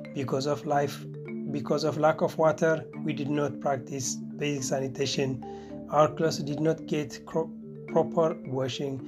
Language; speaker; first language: English; non-native, fluent; Tigrinya